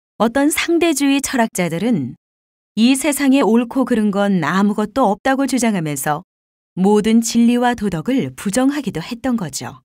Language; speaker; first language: Korean; native; Korean